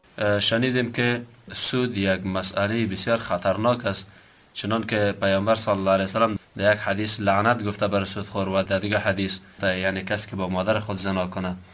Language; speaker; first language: Persian; native; Persian